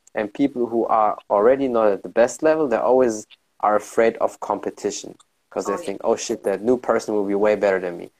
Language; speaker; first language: English; early bilingual, heritage; German